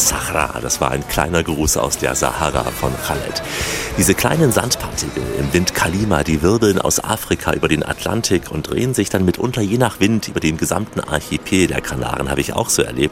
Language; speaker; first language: German; native; German